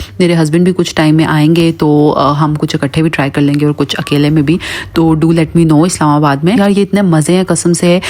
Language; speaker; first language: Urdu; native; Urdu